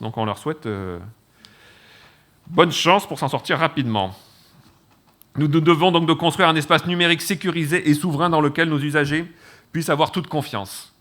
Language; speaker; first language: French; native; French